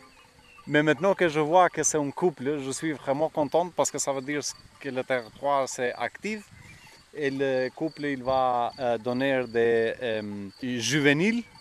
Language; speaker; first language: French; non-native, fluent; Albanian